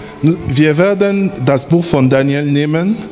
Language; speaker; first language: German; non-native, fluent; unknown